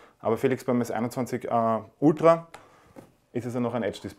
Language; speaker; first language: German; native; German